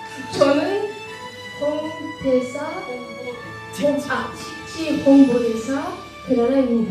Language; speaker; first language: Korean; non-native, learner; French